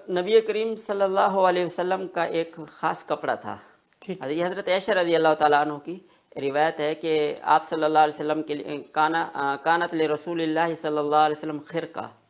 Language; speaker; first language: Urdu; native; Urdu